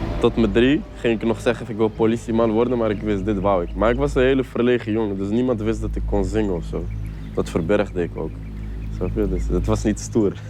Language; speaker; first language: Dutch; early bilingual, other home language; Arabic